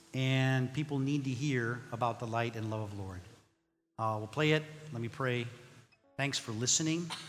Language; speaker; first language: English; non-native, fluent; Spanish